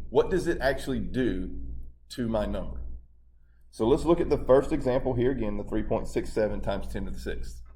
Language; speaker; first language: English; native; English